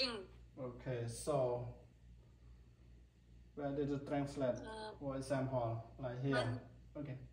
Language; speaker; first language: English; non-native, learner; Khmer